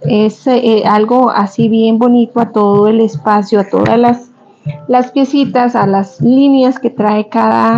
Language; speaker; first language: Spanish; native; Spanish